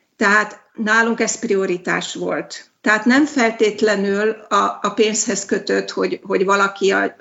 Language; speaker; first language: Hungarian; native; Hungarian